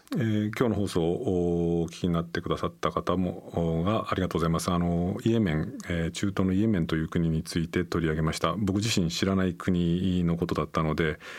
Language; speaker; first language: Japanese; native; Japanese